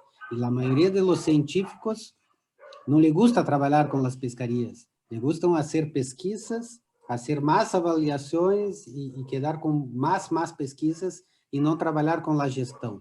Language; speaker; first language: Spanish; non-native, learner; Portuguese